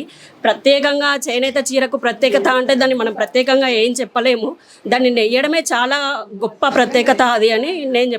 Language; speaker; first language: Telugu; native; Telugu